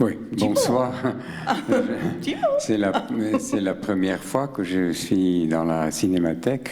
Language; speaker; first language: French; non-native, local second language; German